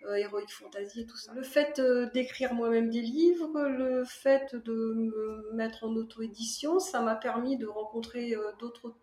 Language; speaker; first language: French; native; French